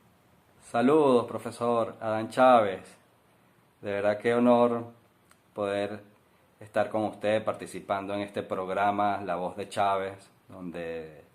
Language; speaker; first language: Spanish; native; Spanish